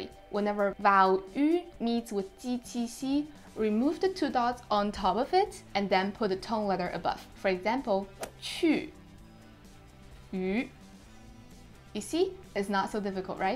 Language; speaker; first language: English; non-native, fluent; Chinese